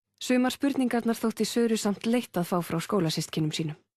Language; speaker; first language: Icelandic; native; Icelandic